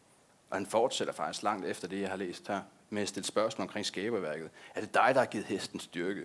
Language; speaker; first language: Danish; native; Danish